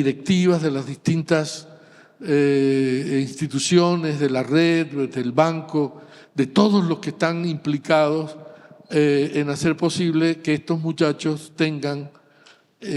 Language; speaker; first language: Spanish; native; Spanish